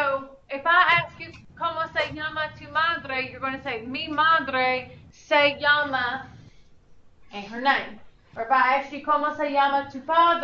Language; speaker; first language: Spanish; non-native, fluent; English